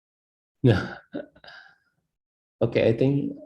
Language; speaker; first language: English; non-native, learner; Indonesian